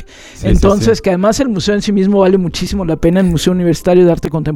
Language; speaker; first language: Spanish; native; Spanish